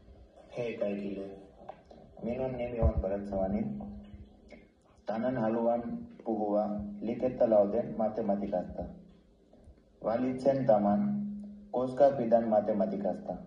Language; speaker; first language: Finnish; non-native, learner; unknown